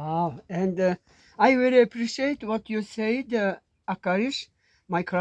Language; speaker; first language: English; non-native, learner; Mongolian